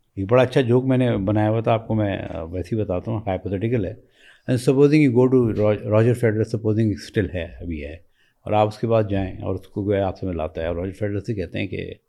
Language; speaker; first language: Urdu; native; Urdu